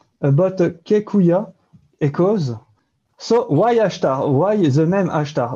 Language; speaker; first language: English; non-native, learner; French